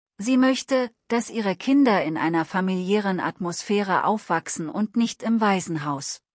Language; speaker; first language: German; non-native, learner; Telugu